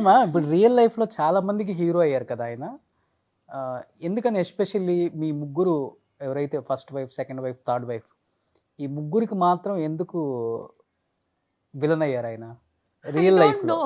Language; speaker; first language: Telugu; native; Telugu